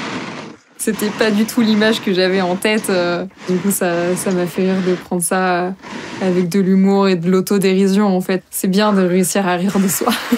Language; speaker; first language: French; native; French